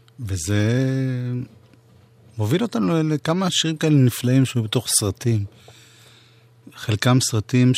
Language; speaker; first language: Hebrew; native; Hebrew